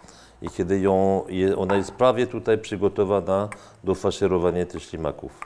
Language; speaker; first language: Polish; non-native, fluent; French